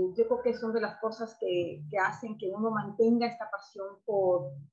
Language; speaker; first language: Spanish; native; Spanish